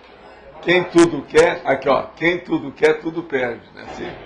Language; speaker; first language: Portuguese; native; Portuguese